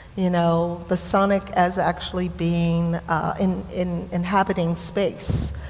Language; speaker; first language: English; native; English